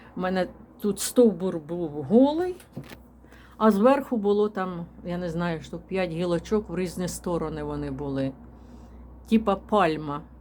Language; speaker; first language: Ukrainian; non-native, local second language; Russian